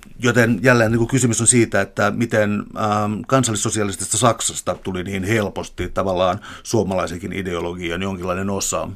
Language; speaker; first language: Finnish; native; Finnish